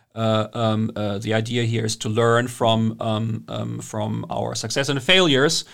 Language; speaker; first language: English; non-native, fluent; German